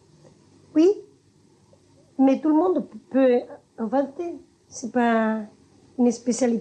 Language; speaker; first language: French; non-native, learner; Spanish